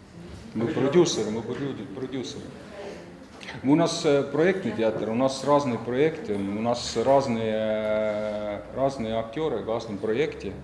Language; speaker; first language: Russian; non-native, fluent; Estonian